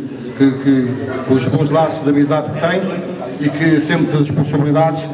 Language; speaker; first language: Portuguese; native; Portuguese